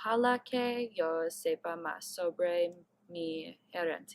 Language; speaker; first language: Spanish; non-native, learner; English